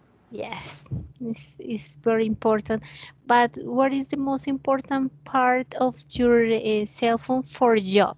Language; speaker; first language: English; non-native, learner; Spanish